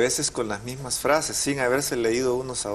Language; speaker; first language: Spanish; native; Spanish